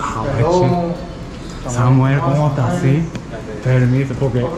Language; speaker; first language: Spanish; non-native, learner; Japanese